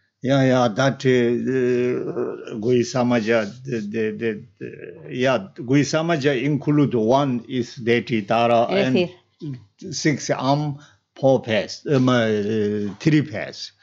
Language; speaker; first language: English; non-native, learner; Tibetan